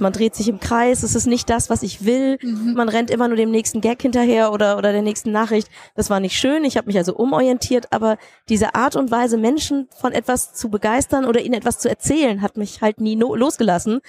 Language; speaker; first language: German; native; German